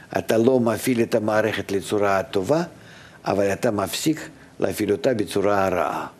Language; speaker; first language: Hebrew; non-native, fluent; Russian